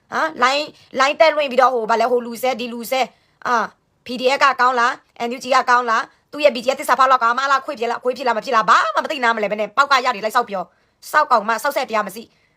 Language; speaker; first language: Burmese; non-native, local second language; S'gaw Karen